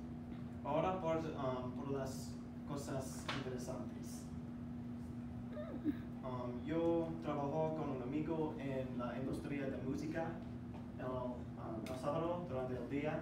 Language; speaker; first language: Spanish; non-native, learner; English